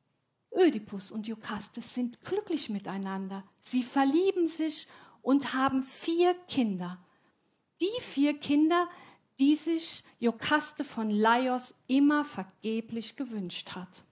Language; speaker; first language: German; native; German